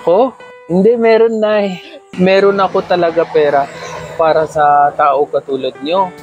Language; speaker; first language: Filipino; non-native, learner; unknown